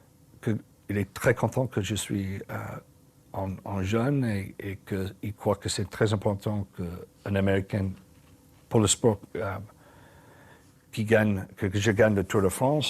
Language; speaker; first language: French; non-native, learner; English